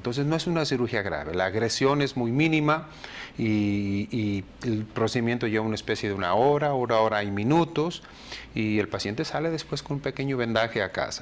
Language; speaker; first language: Spanish; native; Spanish